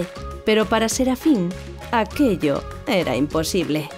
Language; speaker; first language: Spanish; native; Spanish